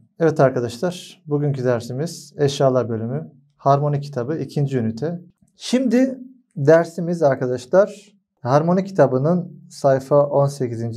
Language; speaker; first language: Turkish; non-native, fluent; Arabic